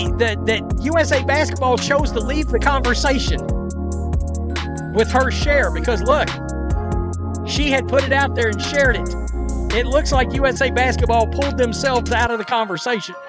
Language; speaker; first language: English; native; English